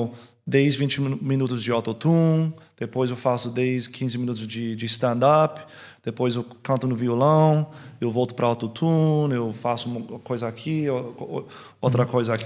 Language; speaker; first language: Portuguese; early bilingual, heritage; English